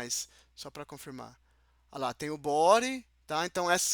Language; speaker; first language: Portuguese; native; Portuguese